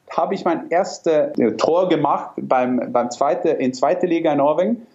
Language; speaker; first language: German; non-native, fluent; Norwegian